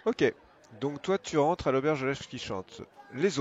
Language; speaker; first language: French; native; French